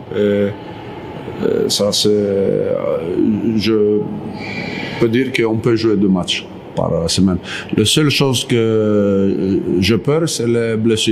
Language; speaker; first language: French; non-native, learner; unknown